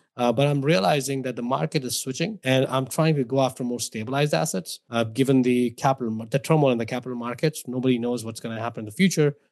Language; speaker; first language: English; non-native, local second language; Hindi